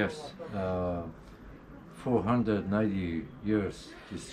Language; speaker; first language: English; non-native, learner; Bosnian